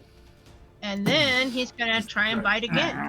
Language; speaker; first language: English; native; English